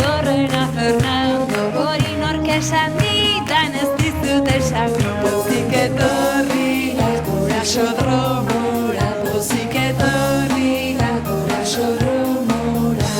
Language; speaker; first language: Basque; native; Basque